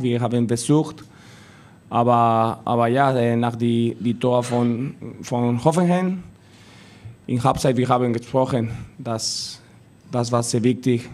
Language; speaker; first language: German; non-native, learner; Spanish